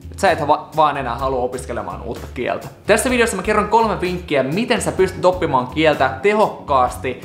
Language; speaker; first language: Finnish; non-native, fluent; Russian